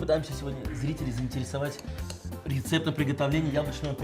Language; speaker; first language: Russian; native; Russian